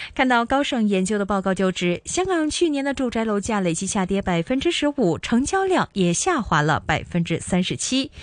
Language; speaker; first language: Chinese; non-native, local second language; Cantonese